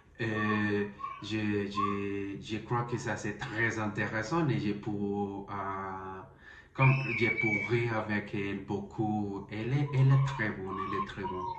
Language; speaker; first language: French; non-native, learner; Spanish